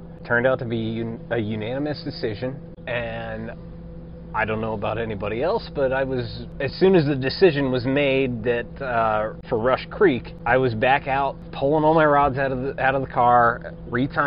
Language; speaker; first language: English; native; English